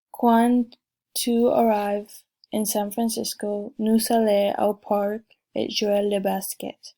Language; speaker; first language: French; non-native, learner; English